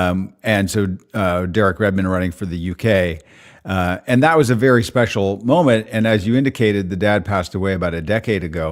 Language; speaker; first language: English; native; English